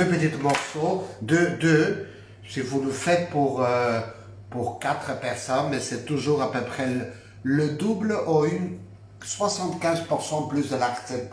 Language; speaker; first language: French; non-native, fluent; Spanish